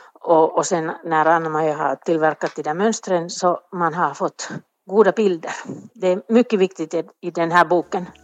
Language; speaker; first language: Swedish; non-native, local second language; Finnish